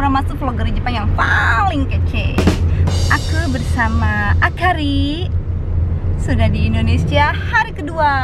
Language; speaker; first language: Indonesian; native; Indonesian